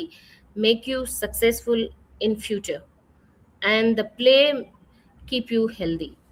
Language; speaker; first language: English; non-native, fluent; Urdu